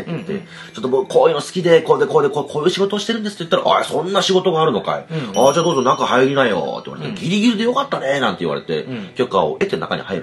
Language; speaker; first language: Japanese; native; Japanese